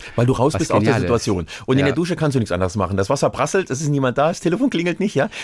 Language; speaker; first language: German; native; German